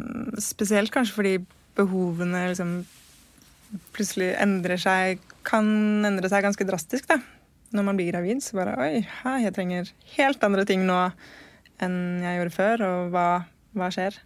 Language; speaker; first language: Norwegian; native; Norwegian